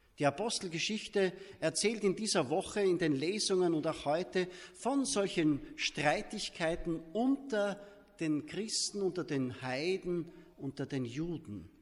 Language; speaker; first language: German; native; German